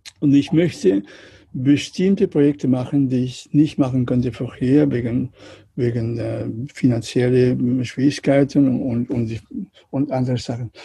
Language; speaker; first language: German; non-native, learner; Catalan